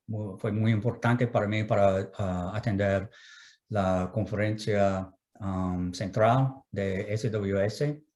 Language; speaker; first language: Spanish; non-native, fluent; English